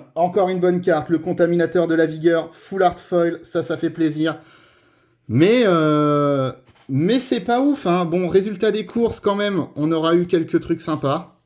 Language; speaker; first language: French; native; French